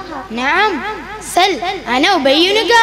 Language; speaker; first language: Arabic; non-native, learner; Malayalam